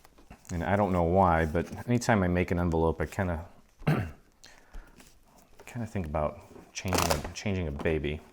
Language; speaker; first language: English; native; English